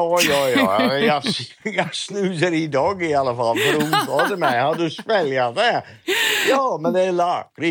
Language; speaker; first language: Swedish; non-native, learner; Dutch